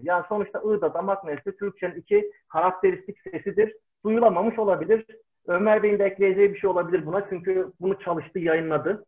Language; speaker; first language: Turkish; native; Turkish